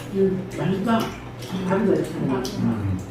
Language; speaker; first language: Korean; non-native, learner; Thai